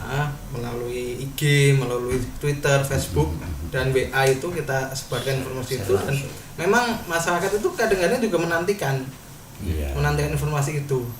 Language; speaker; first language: Indonesian; native; Indonesian